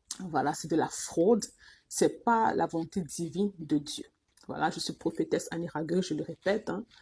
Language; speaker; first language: French; non-native, local second language; Duala